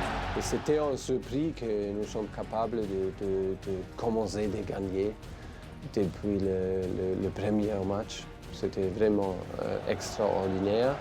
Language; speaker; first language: French; non-native, fluent; German